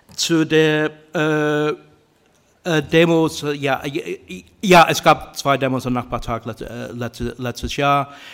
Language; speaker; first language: German; non-native, fluent; English